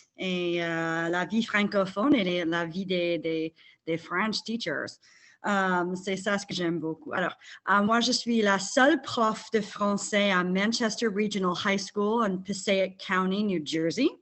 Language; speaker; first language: French; non-native, fluent; English